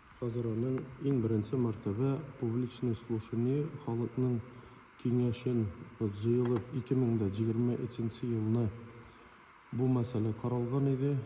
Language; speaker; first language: Tatar; native; Tatar